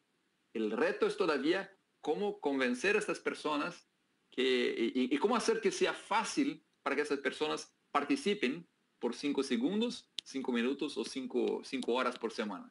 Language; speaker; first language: Spanish; non-native, fluent; Portuguese